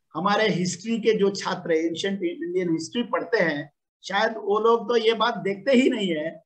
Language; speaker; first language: Hindi; non-native, local second language; Telugu